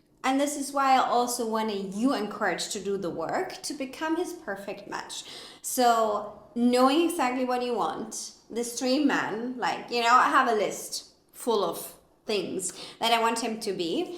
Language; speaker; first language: English; non-native, fluent; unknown